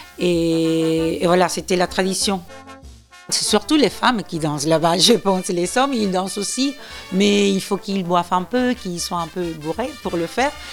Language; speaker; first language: French; non-native, fluent; Spanish